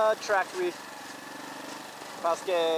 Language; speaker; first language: French; non-native, learner; English